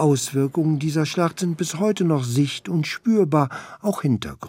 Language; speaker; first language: German; native; German